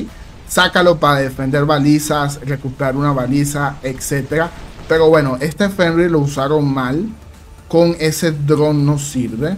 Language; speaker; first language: Spanish; native; Spanish